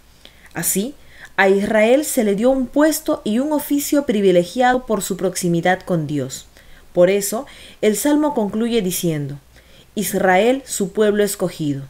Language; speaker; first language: Spanish; native; Spanish